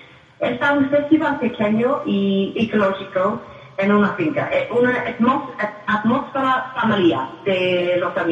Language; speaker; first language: Spanish; non-native, fluent; English